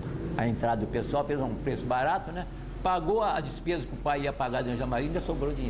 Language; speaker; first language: Portuguese; native; Portuguese